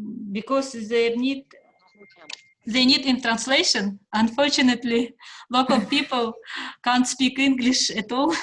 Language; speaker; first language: English; non-native, fluent; Russian